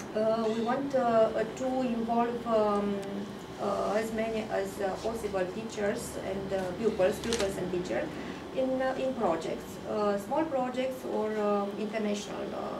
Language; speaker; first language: English; non-native, fluent; Romanian